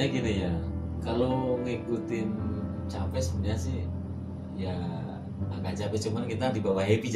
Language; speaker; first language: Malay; non-native, local second language; Javanese